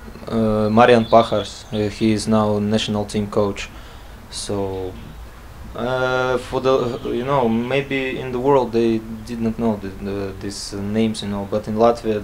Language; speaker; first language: English; non-native, learner; Latvian